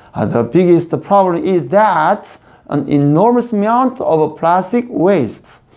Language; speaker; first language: English; non-native, fluent; Korean